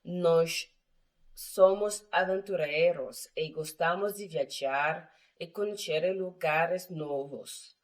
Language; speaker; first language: Portuguese; non-native, learner; English